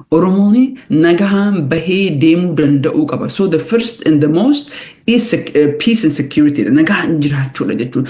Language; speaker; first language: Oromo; early bilingual, heritage; Oromo